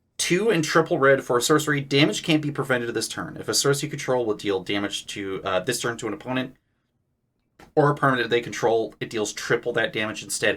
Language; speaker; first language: English; native; English